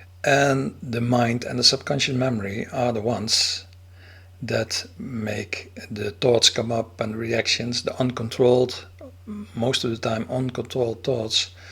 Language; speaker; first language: English; non-native, fluent; Dutch